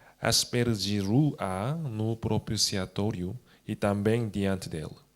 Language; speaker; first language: Portuguese; non-native, fluent; Korean